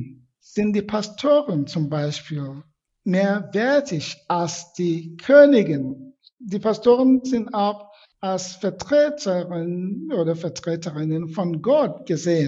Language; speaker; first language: German; non-native, fluent; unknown